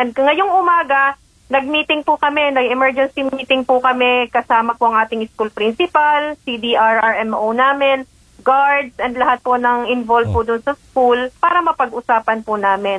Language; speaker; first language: Filipino; native; Filipino